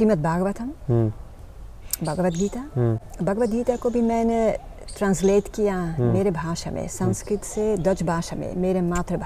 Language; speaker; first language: Hindi; non-native, learner; Dutch